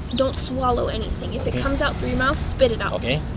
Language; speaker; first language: English; non-native, fluent; Serbian